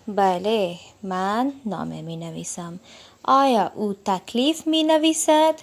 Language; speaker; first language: Persian; non-native, fluent; Urdu